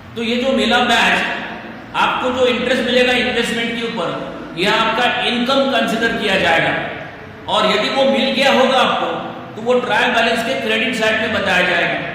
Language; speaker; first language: Hindi; non-native, local second language; Marathi